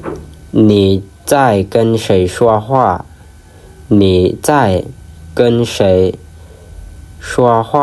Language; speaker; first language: Chinese; non-native, fluent; Lao